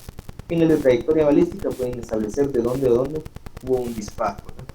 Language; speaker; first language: Spanish; native; Spanish